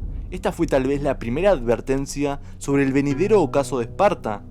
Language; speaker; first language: Spanish; native; Spanish